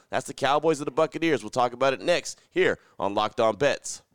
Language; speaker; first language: English; native; English